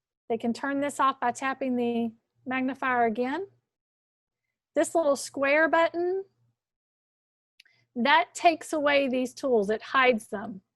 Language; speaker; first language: English; native; English